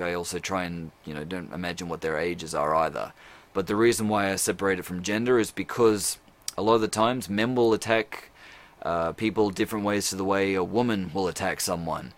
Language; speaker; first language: English; native; English